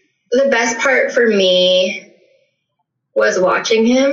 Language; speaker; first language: English; native; English